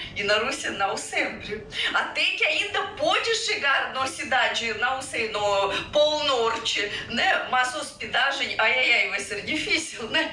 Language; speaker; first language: Portuguese; non-native, fluent; Russian